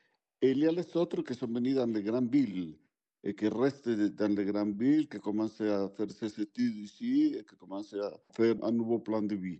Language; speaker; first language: French; non-native, fluent; Spanish